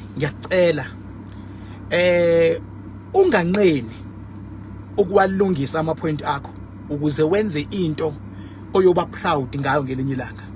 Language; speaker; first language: Zulu; native; Zulu